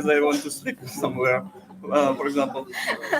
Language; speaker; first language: English; non-native, learner; Russian